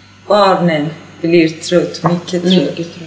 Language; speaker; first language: Swedish; non-native, learner; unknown